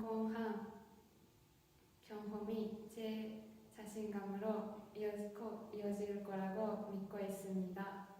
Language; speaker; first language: Korean; non-native, fluent; Japanese